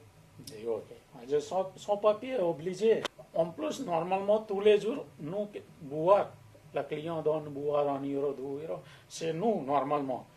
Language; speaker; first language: French; non-native, learner; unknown